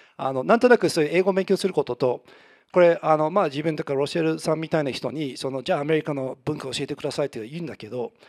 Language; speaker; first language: Japanese; non-native, fluent; English